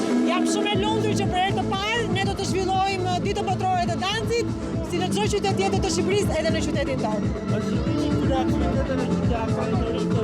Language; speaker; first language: Albanian; native; Albanian